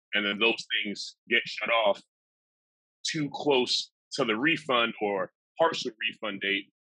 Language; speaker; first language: English; native; English